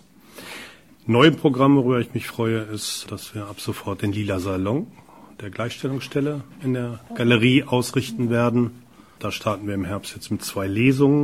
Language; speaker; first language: German; native; German